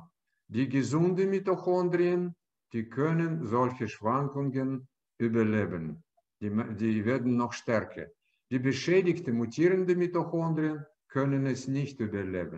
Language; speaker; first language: German; non-native, fluent; Russian